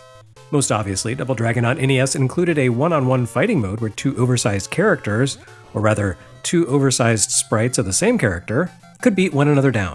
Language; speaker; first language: English; native; English